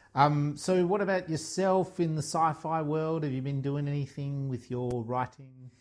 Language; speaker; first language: English; native; English